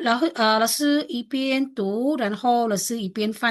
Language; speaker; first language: Chinese; non-native, fluent; Khmer